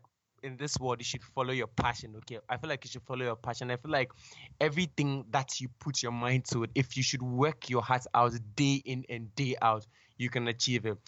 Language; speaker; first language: English; non-native, local second language; Akan